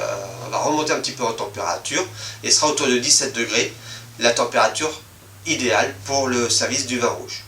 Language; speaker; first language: French; native; French